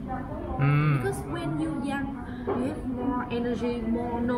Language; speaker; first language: English; non-native, learner; Vietnamese